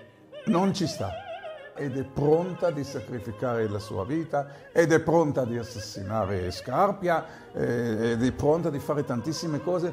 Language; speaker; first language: Italian; non-native, fluent; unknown